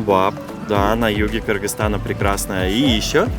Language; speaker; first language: Russian; native; Russian